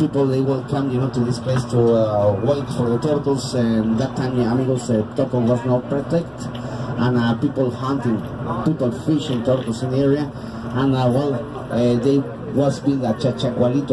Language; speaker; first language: English; non-native, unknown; Spanish